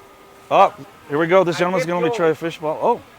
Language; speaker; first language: English; native; English